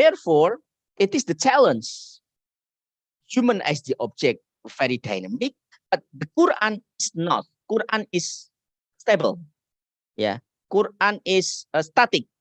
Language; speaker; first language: English; non-native, learner; Indonesian